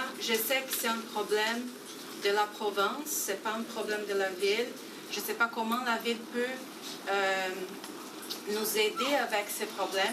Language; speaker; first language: French; non-native, fluent; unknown